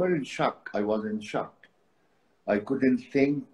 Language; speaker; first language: English; non-native, fluent; Arabic